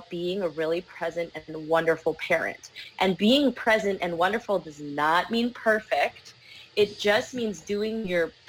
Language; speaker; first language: English; native; English